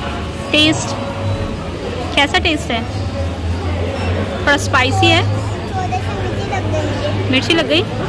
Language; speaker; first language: Hindi; native; Hindi